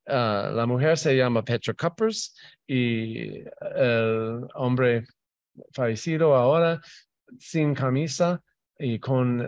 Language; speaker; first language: Spanish; non-native, fluent; English